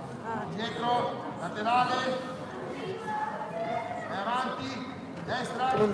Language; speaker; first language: Italian; native; Italian